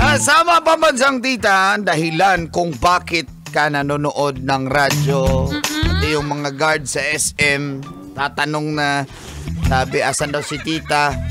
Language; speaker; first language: Filipino; non-native, local second language; Cebuano